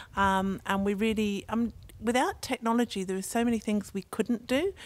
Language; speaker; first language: English; native; English